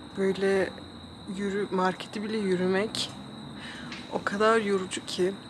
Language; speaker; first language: Turkish; early bilingual, heritage; Turkish